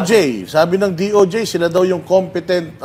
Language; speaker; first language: Filipino; native; Filipino